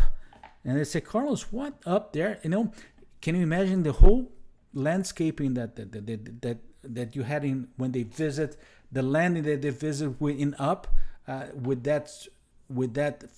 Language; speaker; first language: English; non-native, fluent; Portuguese